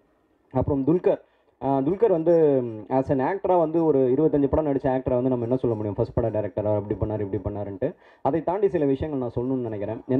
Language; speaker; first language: Tamil; native; Tamil